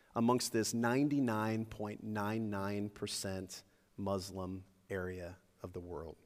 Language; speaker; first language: English; native; English